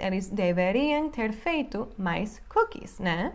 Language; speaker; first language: Portuguese; non-native, fluent; English